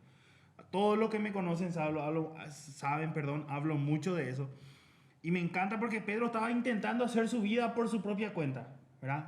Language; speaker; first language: Spanish; native; Spanish